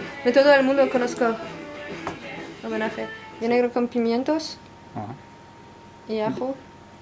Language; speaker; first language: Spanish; non-native, learner; French